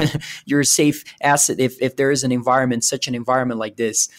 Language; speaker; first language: English; non-native, fluent; Portuguese